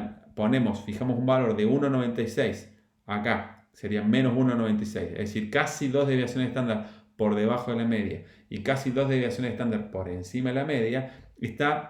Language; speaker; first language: Spanish; native; Spanish